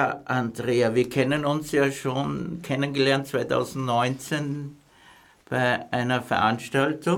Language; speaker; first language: German; native; German